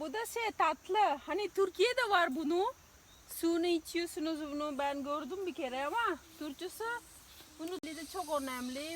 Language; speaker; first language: Turkish; non-native, learner; Indonesian